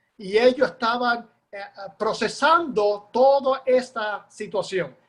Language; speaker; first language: Spanish; early bilingual, heritage; Spanish